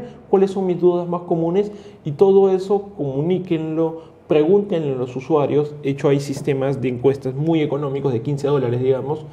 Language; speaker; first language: Spanish; native; Spanish